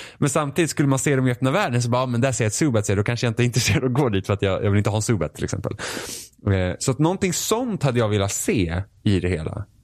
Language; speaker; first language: Swedish; native; Swedish